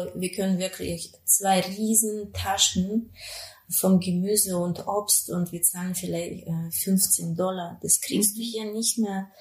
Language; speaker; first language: German; non-native, fluent; Spanish